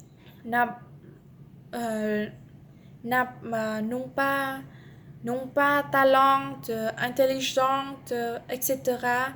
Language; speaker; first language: French; non-native, learner; Vietnamese